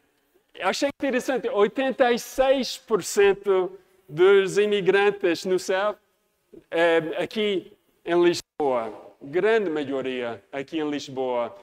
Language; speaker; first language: Portuguese; non-native, fluent; English